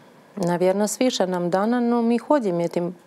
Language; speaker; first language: Russian; non-native, learner; Serbian